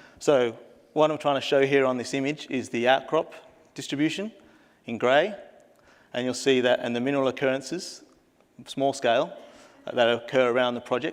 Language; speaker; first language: English; native; English